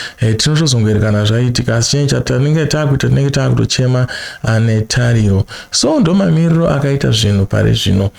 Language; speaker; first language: Shona; native; Shona